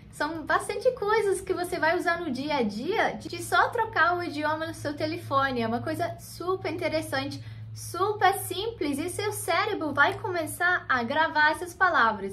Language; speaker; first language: Portuguese; non-native, fluent; English